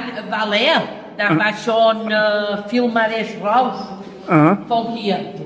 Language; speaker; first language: German; non-native, learner; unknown